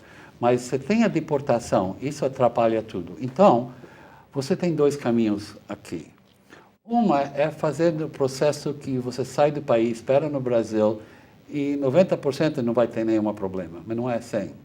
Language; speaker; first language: Portuguese; non-native, fluent; Spanish